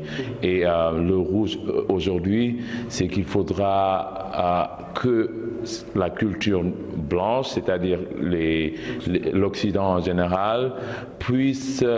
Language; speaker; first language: French; non-native, local second language; Wolof